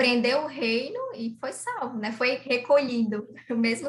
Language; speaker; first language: Portuguese; native; Portuguese